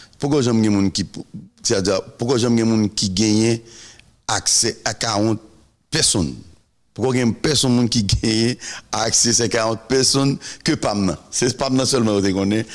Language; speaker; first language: French; non-native, local second language; Haitian Creole